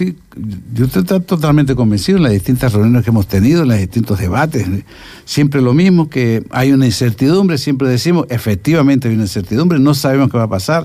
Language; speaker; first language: Spanish; native; Spanish